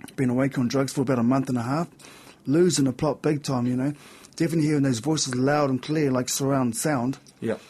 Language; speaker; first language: English; native; English